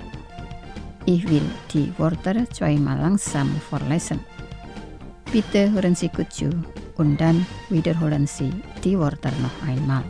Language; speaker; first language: German; non-native, fluent; Indonesian